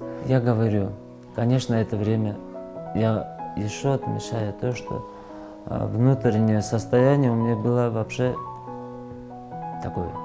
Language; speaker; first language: Russian; non-native, fluent; Georgian